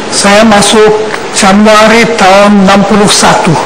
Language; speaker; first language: Indonesian; non-native, fluent; German